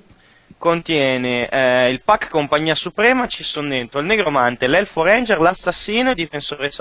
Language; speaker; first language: Italian; native; Italian